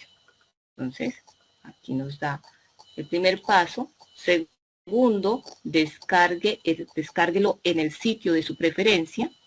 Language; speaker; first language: Spanish; native; Spanish